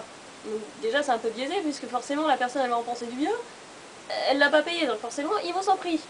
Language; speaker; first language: French; native; French